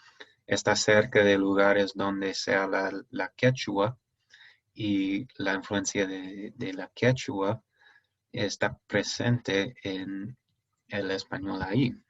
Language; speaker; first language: Spanish; non-native, fluent; English